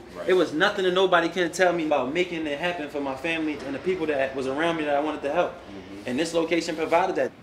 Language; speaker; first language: English; native; English